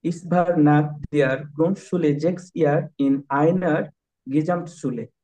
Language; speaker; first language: German; non-native, learner; Bangla